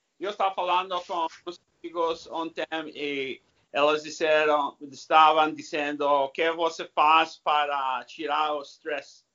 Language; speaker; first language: Portuguese; non-native, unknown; English